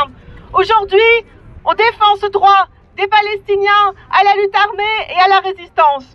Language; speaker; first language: French; native; French